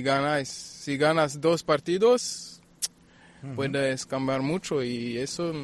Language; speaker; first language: Spanish; non-native, fluent; German